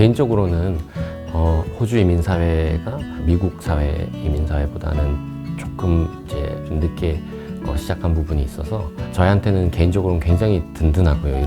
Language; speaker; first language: Korean; native; Korean